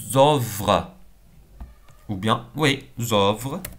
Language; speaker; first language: French; non-native, local second language; Arabic